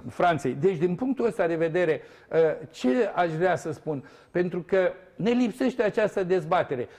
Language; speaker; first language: Romanian; native; Romanian